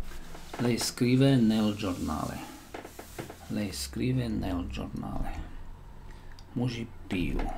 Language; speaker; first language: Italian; non-native, learner; Slovak